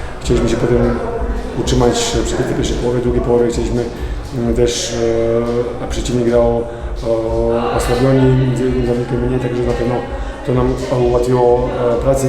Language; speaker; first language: Polish; non-native, fluent; Serbian